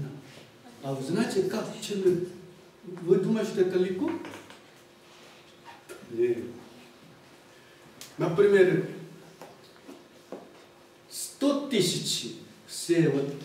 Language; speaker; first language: Russian; non-native, fluent; Korean